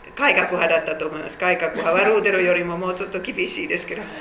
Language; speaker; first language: Japanese; non-native, fluent; Finnish